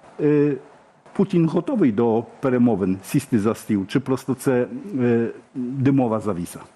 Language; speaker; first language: Polish; non-native, learner; Ukrainian